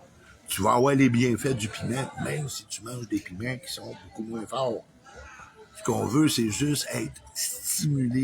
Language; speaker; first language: French; native; French